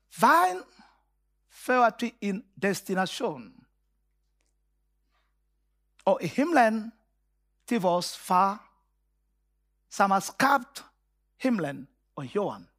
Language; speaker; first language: Danish; non-native, fluent; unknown